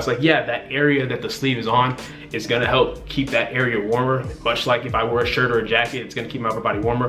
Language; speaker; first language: English; native; English